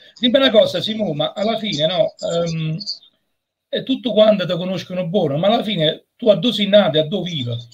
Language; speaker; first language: Italian; native; Italian